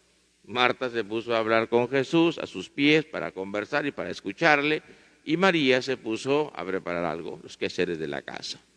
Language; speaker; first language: Spanish; native; Spanish